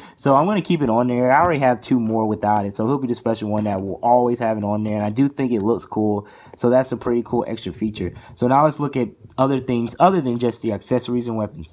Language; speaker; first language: English; native; English